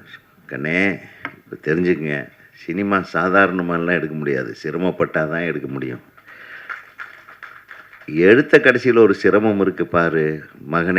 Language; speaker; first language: Tamil; native; Tamil